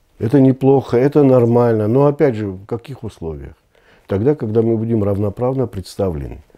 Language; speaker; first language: Russian; non-native, local second language; Abkhazian